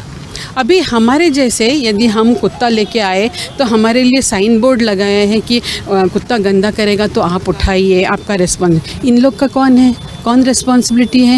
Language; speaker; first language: Hindi; non-native, local second language; Marathi